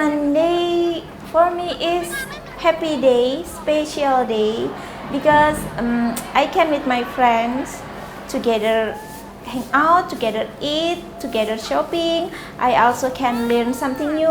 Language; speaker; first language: English; non-native, learner; Indonesian